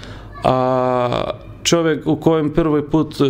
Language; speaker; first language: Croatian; non-native, learner; Lithuanian